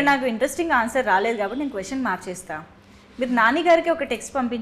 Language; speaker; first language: Telugu; native; Telugu